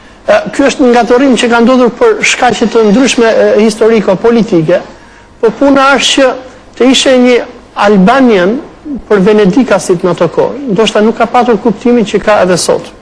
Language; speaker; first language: Albanian; native; Albanian